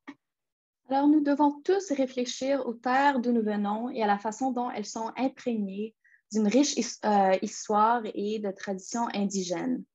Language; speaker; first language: French; native; French